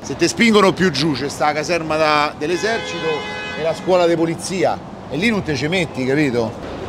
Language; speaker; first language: Italian; native; Italian